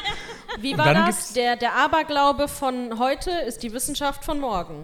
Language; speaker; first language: German; native; German